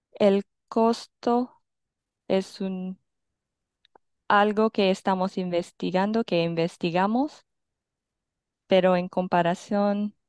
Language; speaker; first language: Spanish; non-native, fluent; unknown